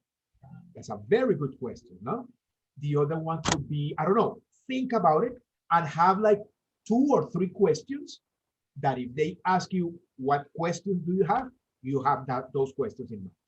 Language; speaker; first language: English; non-native, fluent; Spanish